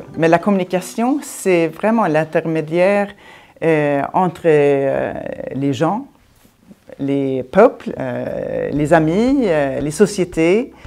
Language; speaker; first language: French; non-native, fluent; Swedish